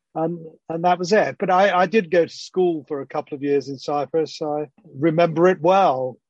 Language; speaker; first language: English; early bilingual, other home language; Greek